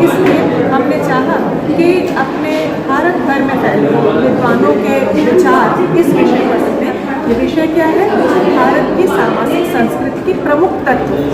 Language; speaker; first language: Hindi; native; Hindi